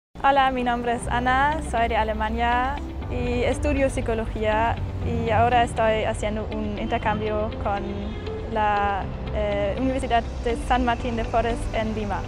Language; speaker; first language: Spanish; non-native, learner; German